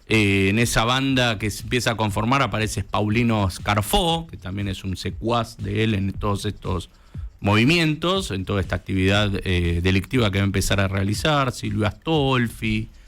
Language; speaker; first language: Spanish; native; Spanish